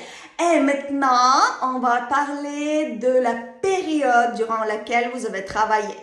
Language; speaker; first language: French; non-native, fluent; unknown